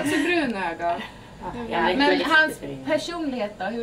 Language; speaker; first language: Swedish; native; Swedish